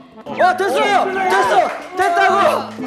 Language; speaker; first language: Korean; native; Korean